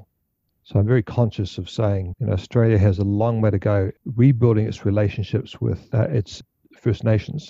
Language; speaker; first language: English; native; English